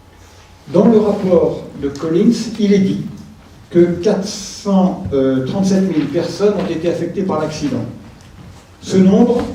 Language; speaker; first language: French; native; French